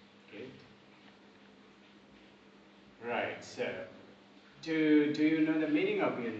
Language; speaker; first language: English; non-native, local second language; Bangla